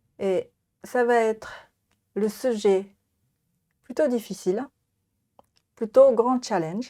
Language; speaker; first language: French; non-native, fluent; Japanese